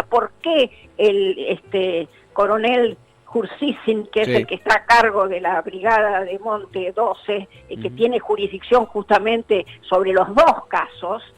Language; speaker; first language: Spanish; native; Spanish